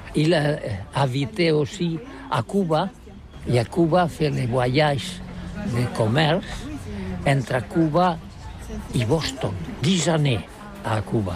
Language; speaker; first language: French; non-native, learner; Catalan